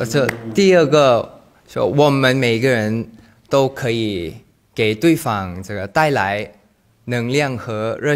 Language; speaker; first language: Chinese; non-native, learner; Thai